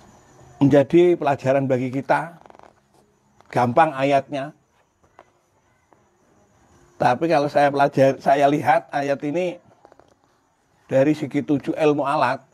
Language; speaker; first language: Indonesian; non-native, local second language; Javanese